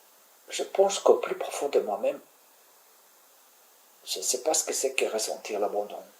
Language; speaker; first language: French; native; French